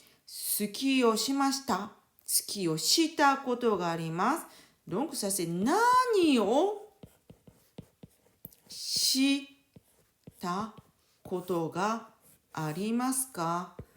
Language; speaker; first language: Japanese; non-native, fluent; French